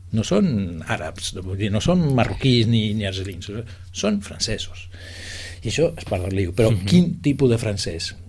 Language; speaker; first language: Catalan; native; Catalan